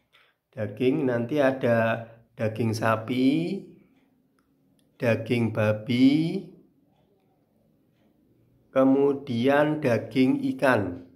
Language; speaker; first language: Indonesian; native; Indonesian